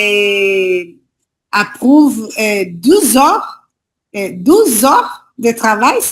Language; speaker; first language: French; non-native, learner; Portuguese